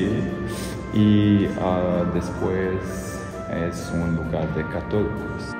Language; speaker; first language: Spanish; non-native, learner; Croatian